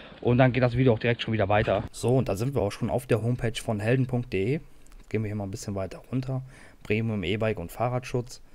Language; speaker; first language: German; native; German